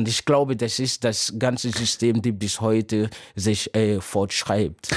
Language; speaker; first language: German; non-native, fluent; Mossi